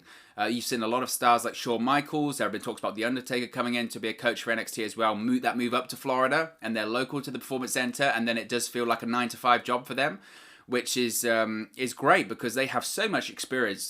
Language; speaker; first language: English; native; English